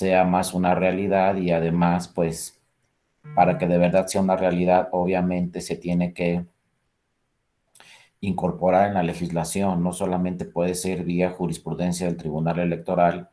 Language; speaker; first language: Spanish; native; Spanish